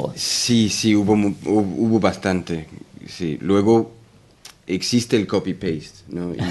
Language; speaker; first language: Spanish; non-native, fluent; Danish